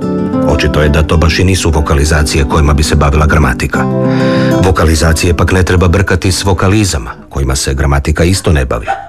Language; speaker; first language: Serbian; native; Serbian